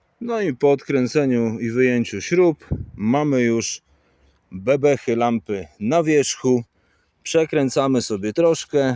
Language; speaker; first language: Polish; native; Polish